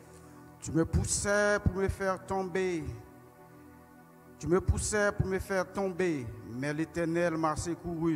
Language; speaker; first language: French; non-native, local second language; Haitian Creole